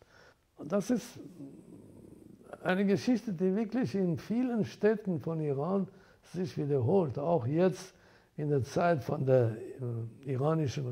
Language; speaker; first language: German; non-native, fluent; Persian